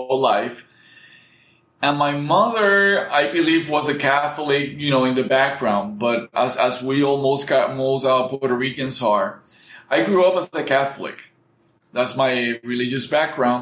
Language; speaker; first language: English; non-native, fluent; Spanish